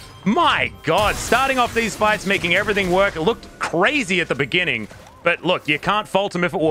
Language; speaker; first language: English; native; English